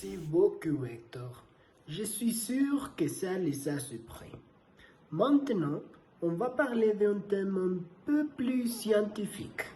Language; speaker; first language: French; non-native, learner; Spanish